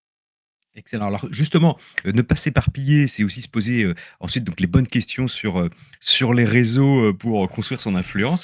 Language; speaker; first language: French; native; French